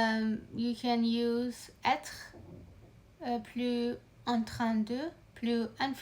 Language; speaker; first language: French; non-native, learner; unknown